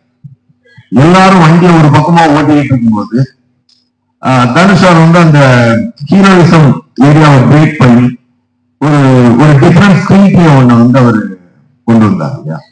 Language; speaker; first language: Tamil; native; Tamil